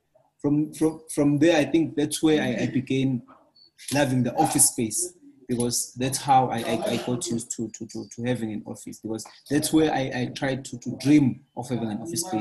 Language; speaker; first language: English; non-native, local second language; Zulu